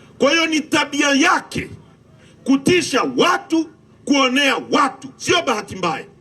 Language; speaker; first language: Swahili; native; Swahili